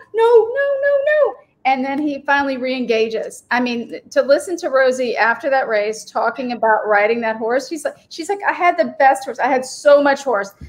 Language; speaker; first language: English; native; English